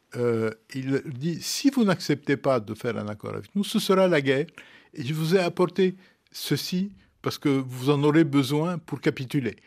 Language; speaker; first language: French; non-native, local second language; Arabic